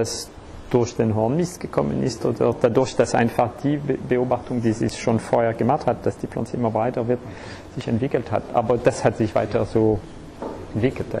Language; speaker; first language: German; non-native, fluent; French